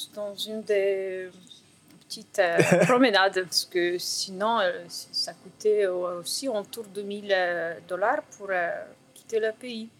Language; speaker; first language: French; non-native, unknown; Ukrainian